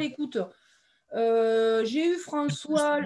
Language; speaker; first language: French; native; French